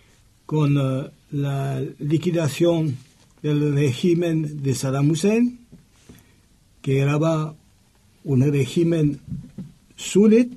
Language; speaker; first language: Spanish; non-native, learner; French